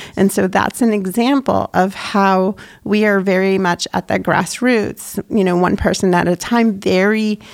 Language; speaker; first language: English; native; English